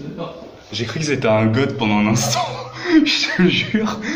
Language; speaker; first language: French; native; French